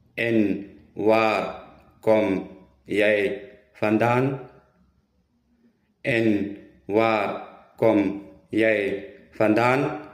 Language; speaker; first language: Dutch; non-native, learner; Pashto